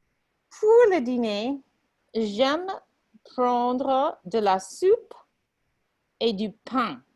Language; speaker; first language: French; non-native, fluent; English